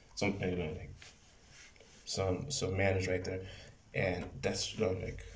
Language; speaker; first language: English; non-native, fluent; Spanish